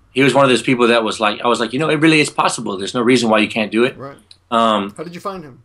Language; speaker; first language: English; native; English